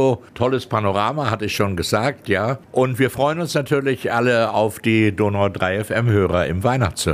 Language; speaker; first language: German; native; German